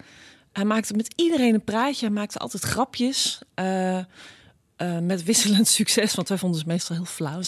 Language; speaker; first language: Dutch; native; Dutch